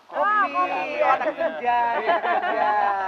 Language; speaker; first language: Indonesian; native; Indonesian